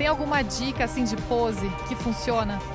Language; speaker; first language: Portuguese; native; Portuguese